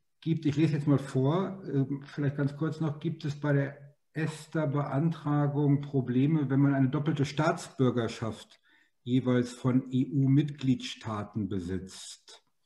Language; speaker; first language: German; native; German